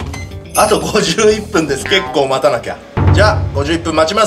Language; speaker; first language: Japanese; native; Japanese